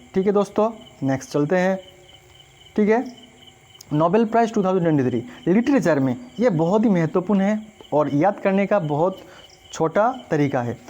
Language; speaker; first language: Hindi; non-native, local second language; Bangla